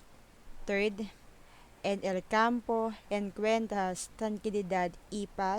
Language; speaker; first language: Spanish; non-native, learner; Filipino